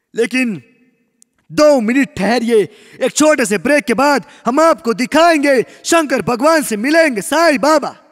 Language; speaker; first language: Hindi; non-native, local second language; Gujarati